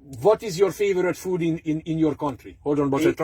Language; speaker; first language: English; non-native, fluent; Hungarian